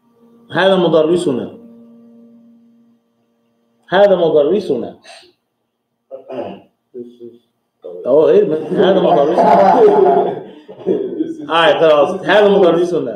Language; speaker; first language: Arabic; non-native, fluent; English